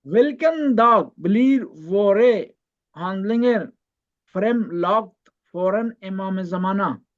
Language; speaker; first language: Norwegian; non-native, learner; Urdu